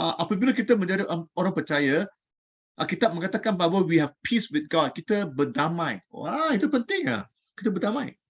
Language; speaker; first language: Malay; non-native, local second language; Chinese